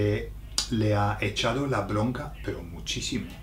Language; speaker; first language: Spanish; non-native, fluent; English